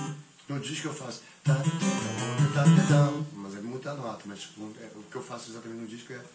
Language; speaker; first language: Portuguese; native; Portuguese